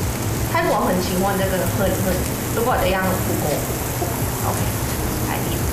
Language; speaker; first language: Chinese; non-native, learner; Thai